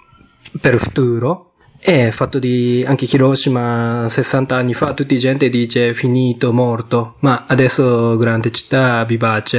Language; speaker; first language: Italian; non-native, learner; Japanese